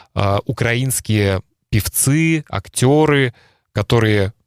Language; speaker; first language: Russian; native; Russian